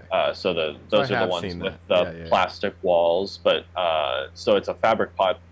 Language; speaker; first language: English; native; English